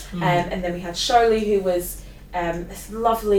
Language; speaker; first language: English; native; English